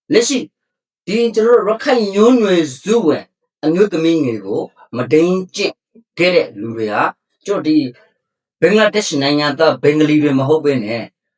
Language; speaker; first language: Burmese; native; Burmese